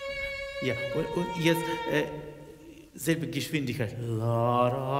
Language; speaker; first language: German; non-native, fluent; Russian